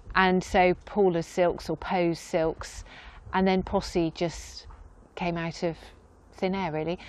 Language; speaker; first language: English; native; English